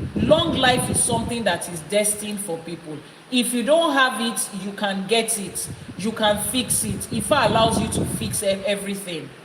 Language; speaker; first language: English; non-native, local second language; Yoruba